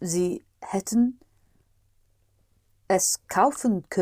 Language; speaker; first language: German; non-native, learner; English